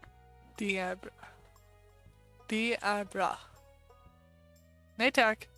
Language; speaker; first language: Swedish; non-native, learner; English